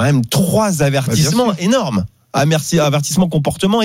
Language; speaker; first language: French; native; French